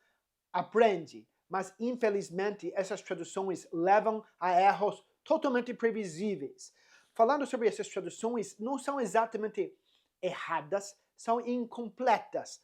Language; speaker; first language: Portuguese; non-native, fluent; English